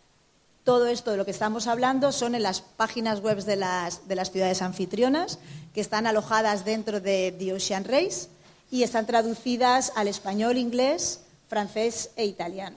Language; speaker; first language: Spanish; native; Spanish